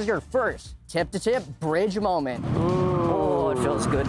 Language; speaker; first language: English; native; English